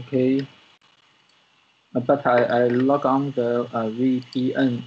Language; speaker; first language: English; non-native, learner; Chinese